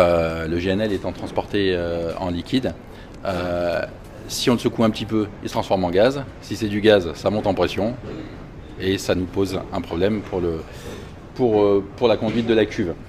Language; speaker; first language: French; native; French